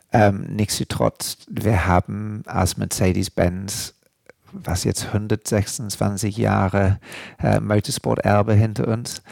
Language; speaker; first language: German; non-native, fluent; English